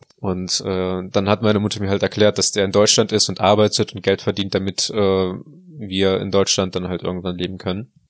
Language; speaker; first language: German; early bilingual, other home language; Russian